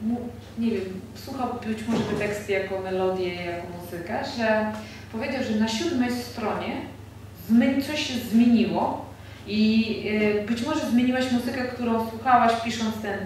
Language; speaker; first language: Polish; non-native, fluent; Georgian